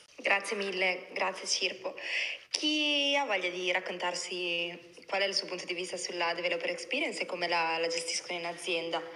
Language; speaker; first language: Italian; native; Italian